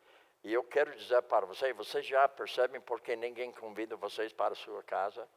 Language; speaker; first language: Portuguese; non-native, fluent; English